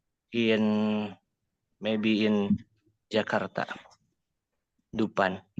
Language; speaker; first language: English; non-native, learner; Indonesian